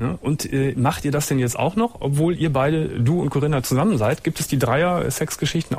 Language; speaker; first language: German; native; German